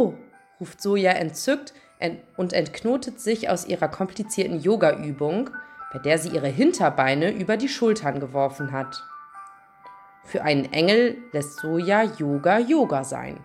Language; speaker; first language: German; native; German